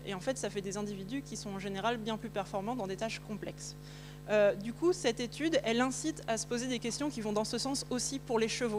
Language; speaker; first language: French; native; French